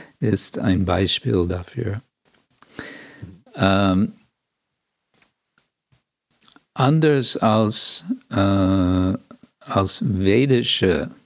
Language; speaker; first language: German; non-native, fluent; English